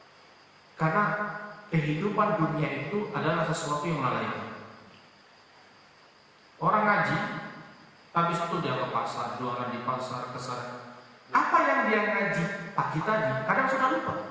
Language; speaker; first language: Indonesian; native; Indonesian